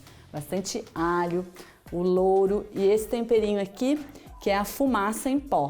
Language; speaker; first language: Portuguese; native; Portuguese